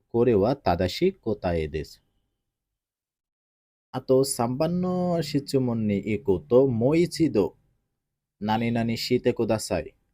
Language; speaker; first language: Japanese; non-native, learner; Bangla